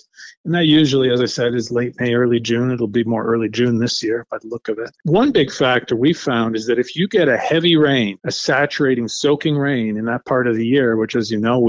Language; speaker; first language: English; native; English